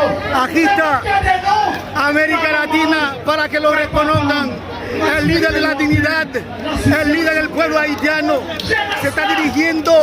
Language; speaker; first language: Spanish; non-native, fluent; Haitian Creole